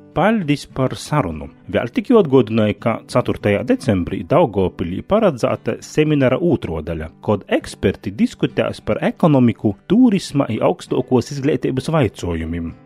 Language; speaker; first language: Latvian; native; Latvian